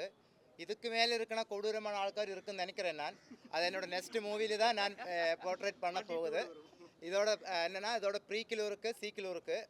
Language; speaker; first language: Tamil; non-native, learner; Malayalam